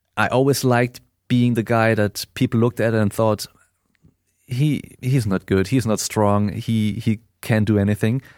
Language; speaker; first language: English; non-native, fluent; German